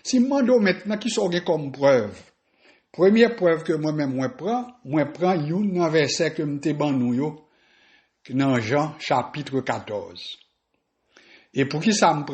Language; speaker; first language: French; non-native, local second language; Haitian Creole